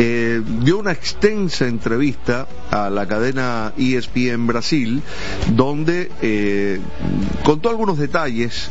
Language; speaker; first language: Spanish; native; Spanish